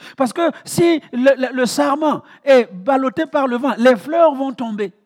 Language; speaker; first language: French; non-native, local second language; Mossi